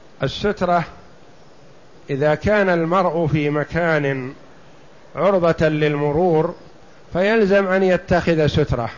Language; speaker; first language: Arabic; native; Arabic